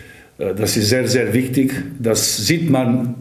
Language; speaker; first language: German; non-native, fluent; Serbian